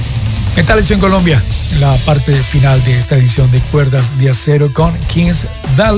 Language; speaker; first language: Spanish; native; Spanish